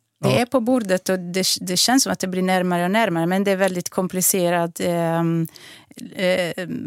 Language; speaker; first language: Swedish; non-native, fluent; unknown